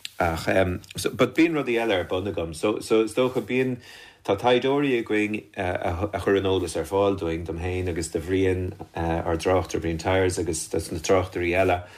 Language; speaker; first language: Irish; native; Irish